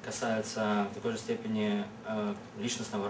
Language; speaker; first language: Russian; native; Russian